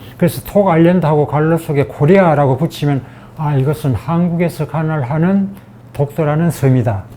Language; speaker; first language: Korean; native; Korean